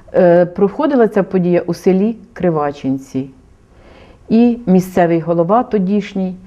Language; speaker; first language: Ukrainian; native; Ukrainian